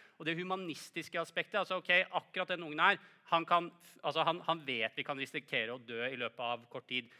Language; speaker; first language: Norwegian; native; Norwegian